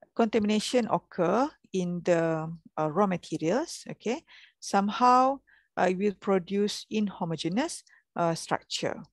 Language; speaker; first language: English; non-native, local second language; Malay